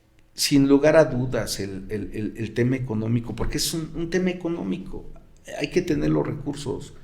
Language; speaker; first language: Spanish; native; Spanish